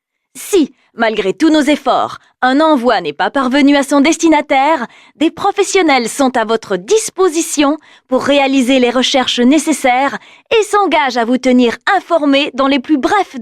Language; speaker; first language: French; native; French